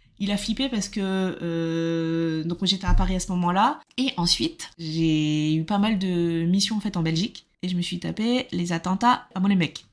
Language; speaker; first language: French; native; French